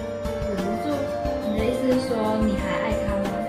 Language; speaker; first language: Chinese; native; Chinese